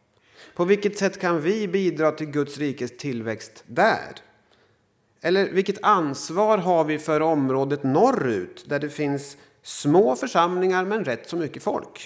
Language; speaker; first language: Swedish; native; Swedish